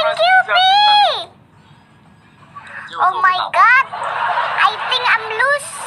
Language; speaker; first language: English; non-native, learner; Indonesian